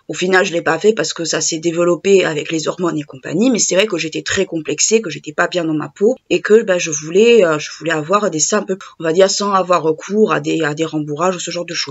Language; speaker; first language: French; native; French